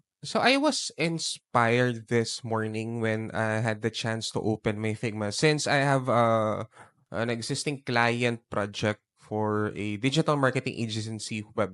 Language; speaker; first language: English; non-native, local second language; Filipino